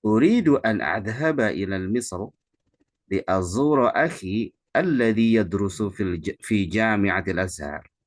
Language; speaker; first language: Arabic; non-native, fluent; Indonesian